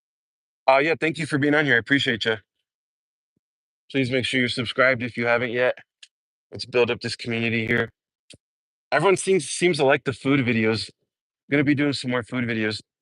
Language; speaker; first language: English; native; English